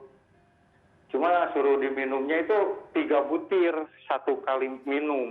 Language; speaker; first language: Indonesian; native; Indonesian